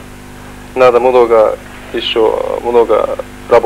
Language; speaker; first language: Russian; non-native, learner; Japanese